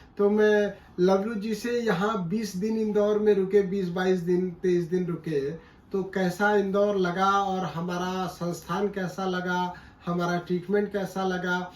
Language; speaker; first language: Hindi; native; Hindi